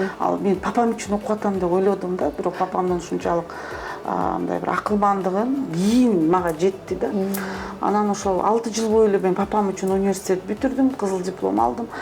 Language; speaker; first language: Kyrgyz; non-native, local second language; Russian